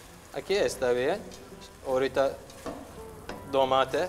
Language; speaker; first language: Spanish; non-native, learner; Turkish